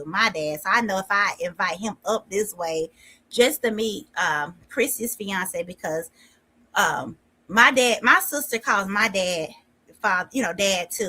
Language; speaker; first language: English; native; English